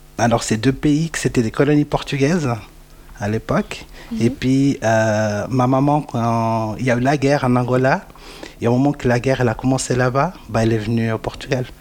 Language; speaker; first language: French; early bilingual, other home language; Portuguese